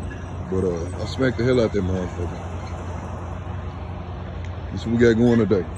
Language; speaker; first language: English; native; English